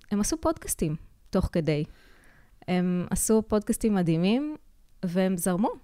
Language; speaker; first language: Hebrew; native; Hebrew